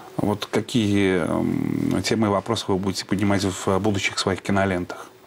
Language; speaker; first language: Russian; native; Russian